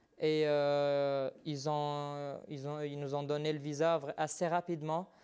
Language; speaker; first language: French; non-native, fluent; Arabic